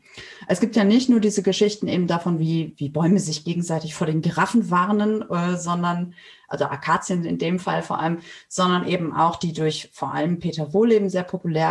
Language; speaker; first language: German; native; German